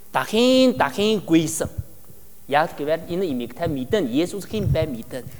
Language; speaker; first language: Mongolian; non-native, learner; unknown